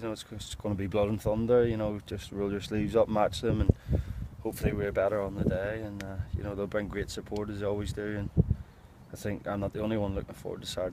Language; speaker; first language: English; native; English